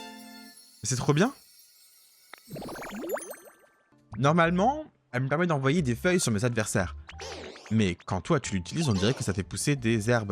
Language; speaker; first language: French; native; French